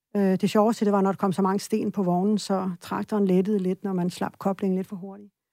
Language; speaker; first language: Danish; early bilingual, other home language; Swedish